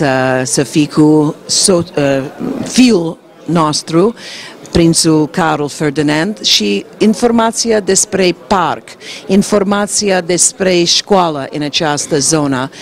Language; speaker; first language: Romanian; non-native, learner; English